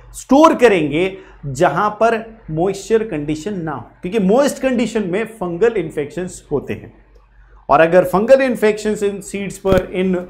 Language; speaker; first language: Hindi; native; Hindi